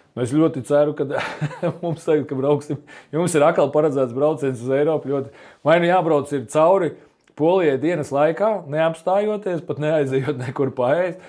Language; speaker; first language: Latvian; native; Latvian